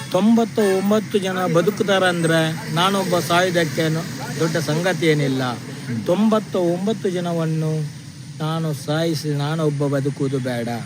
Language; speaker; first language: Kannada; non-native, local second language; Tulu